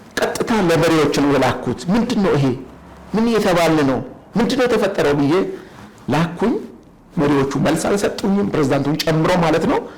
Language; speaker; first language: Amharic; non-native, local second language; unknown